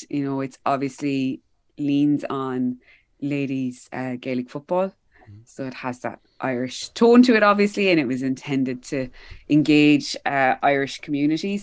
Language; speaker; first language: English; native; English